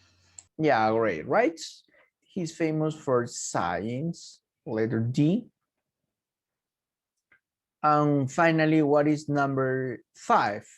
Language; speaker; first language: English; non-native, fluent; Spanish